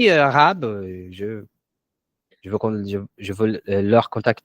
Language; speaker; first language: French; non-native, learner; Portuguese